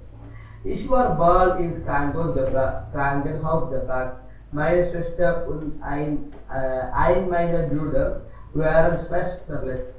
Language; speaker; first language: German; non-native, learner; Kannada